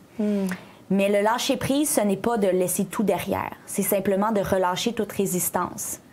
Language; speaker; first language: French; native; French